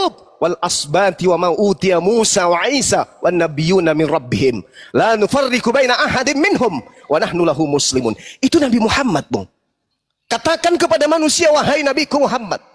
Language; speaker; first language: Indonesian; native; Indonesian